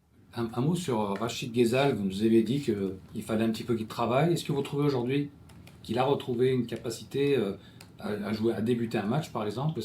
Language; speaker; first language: French; native; French